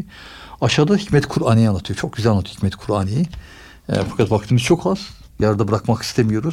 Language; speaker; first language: Turkish; native; Turkish